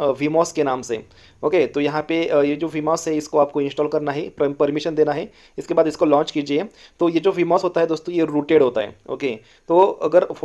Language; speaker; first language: Hindi; non-native, local second language; Marathi